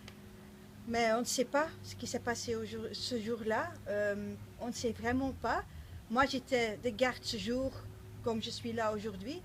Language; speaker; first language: French; non-native, local second language; Dutch